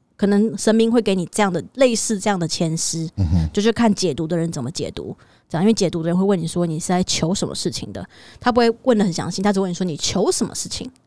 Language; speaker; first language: Chinese; native; Chinese